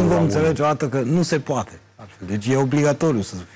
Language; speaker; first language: Romanian; native; Romanian